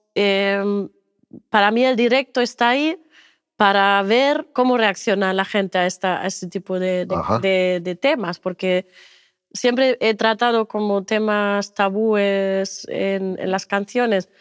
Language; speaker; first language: Spanish; non-native, fluent; German